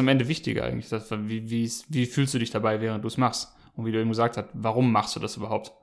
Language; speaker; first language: German; native; German